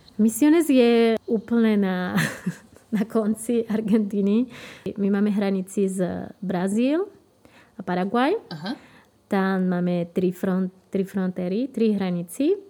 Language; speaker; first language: Slovak; non-native, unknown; Spanish